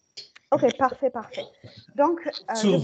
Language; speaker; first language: French; native; French